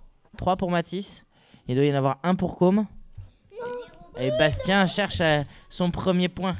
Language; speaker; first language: French; native; French